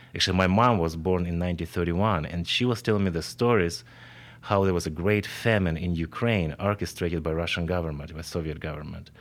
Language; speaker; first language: English; non-native, fluent; Ukrainian